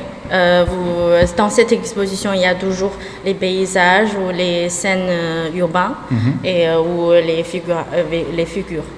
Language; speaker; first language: French; non-native, fluent; Chinese